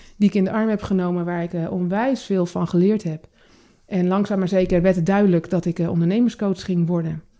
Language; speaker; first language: Dutch; native; Dutch